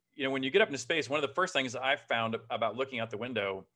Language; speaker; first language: English; native; English